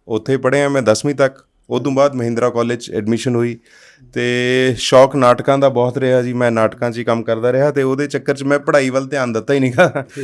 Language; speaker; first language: Punjabi; non-native, local second language; Hindi